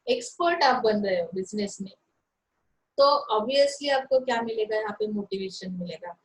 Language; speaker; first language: Hindi; non-native, local second language; Marathi